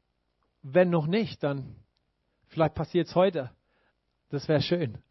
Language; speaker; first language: German; non-native, fluent; English